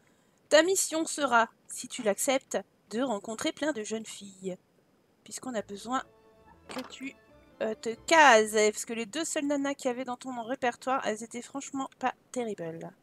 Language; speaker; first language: French; native; French